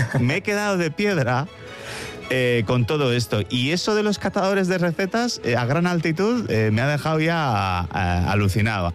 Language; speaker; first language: Spanish; native; Spanish